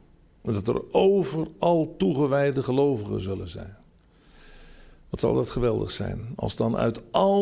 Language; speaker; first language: Dutch; native; Dutch